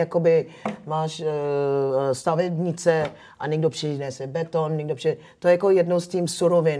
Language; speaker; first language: Czech; non-native, fluent; English